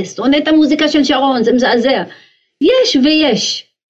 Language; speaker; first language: Hebrew; native; Hebrew